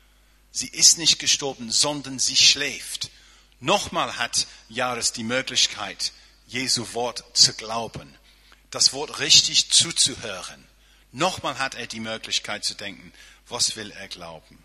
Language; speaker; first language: German; non-native, fluent; English